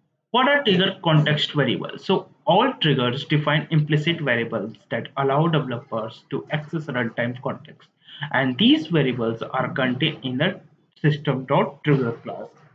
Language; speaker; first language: English; non-native, local second language; Hindi